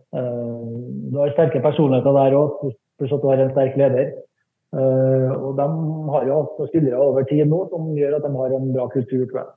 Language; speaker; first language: Norwegian; native; Norwegian